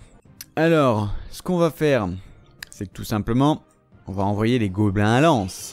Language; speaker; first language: French; native; French